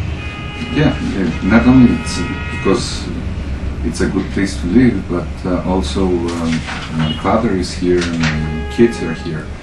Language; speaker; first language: English; non-native, learner; Spanish